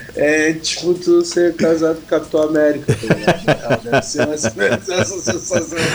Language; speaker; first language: Portuguese; native; Portuguese